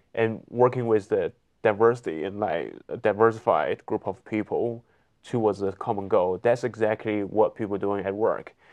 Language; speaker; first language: English; non-native, fluent; Chinese